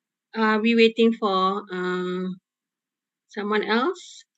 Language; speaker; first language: English; non-native, local second language; Malay